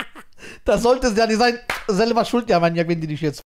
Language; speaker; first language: German; native; German